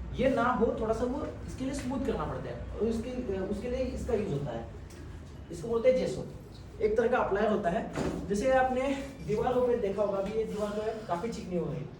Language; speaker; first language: Hindi; non-native, local second language; Marathi